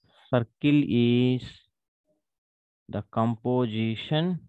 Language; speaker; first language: English; non-native, local second language; Telugu